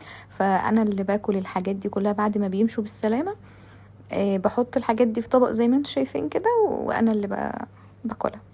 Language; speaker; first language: Arabic; native; Arabic